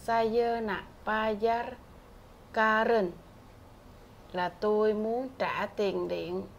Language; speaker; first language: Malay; non-native, fluent; Vietnamese